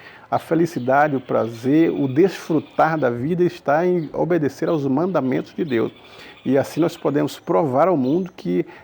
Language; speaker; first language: Portuguese; native; Portuguese